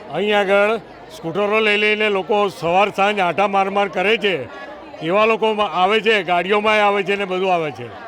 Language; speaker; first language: Gujarati; native; Gujarati